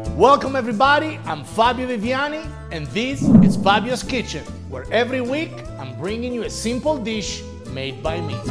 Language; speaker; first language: English; non-native, fluent; Italian